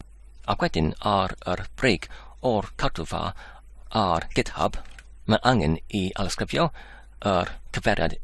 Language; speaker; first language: Welsh; non-native, learner; Polish